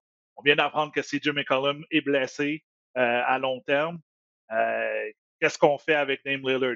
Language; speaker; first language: French; native; French